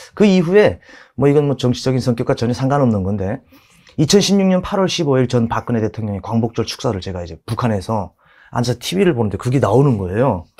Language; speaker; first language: Korean; native; Korean